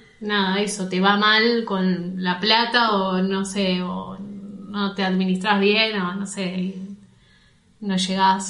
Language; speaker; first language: Spanish; native; Spanish